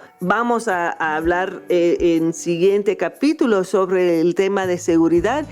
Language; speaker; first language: Spanish; non-native, fluent; English